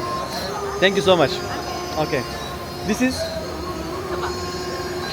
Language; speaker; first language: English; non-native, learner; Turkish